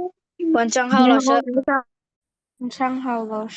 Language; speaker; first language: Chinese; non-native, learner; Indonesian